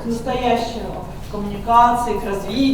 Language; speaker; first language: Russian; native; Russian